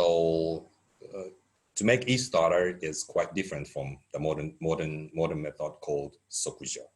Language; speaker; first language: English; non-native, fluent; Japanese